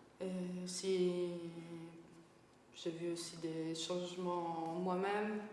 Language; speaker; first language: French; non-native, fluent; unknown